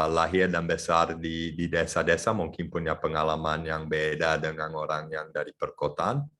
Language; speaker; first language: Indonesian; non-native, fluent; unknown